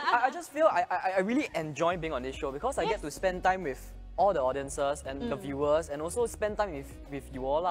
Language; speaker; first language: English; non-native, local second language; Chinese